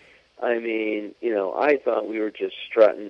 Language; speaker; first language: English; native; English